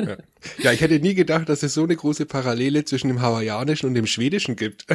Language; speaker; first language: German; native; German